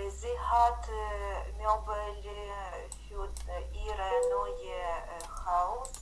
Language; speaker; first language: German; non-native, learner; Ukrainian